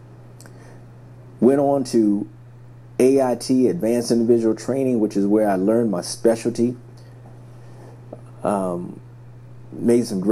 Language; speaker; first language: English; native; English